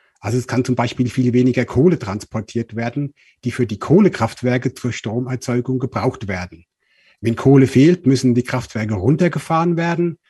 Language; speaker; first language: German; native; German